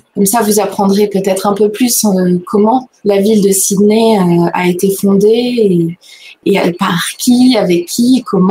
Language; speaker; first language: French; native; French